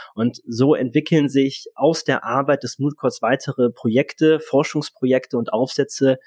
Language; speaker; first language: German; native; German